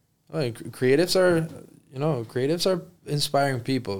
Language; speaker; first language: English; early bilingual, other home language; Spanish